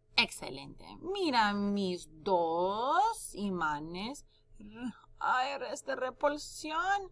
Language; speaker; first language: Spanish; non-native, fluent; English